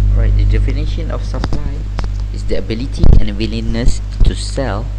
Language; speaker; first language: English; non-native, local second language; Malay